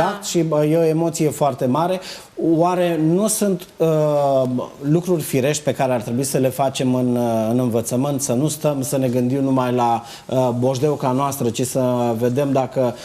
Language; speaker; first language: Romanian; native; Romanian